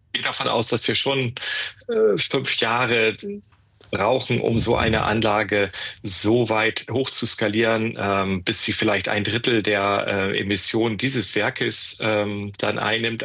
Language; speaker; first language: German; native; German